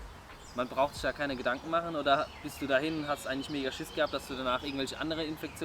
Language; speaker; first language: German; native; German